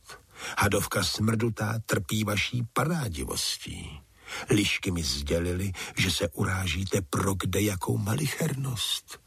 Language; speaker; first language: Czech; native; Czech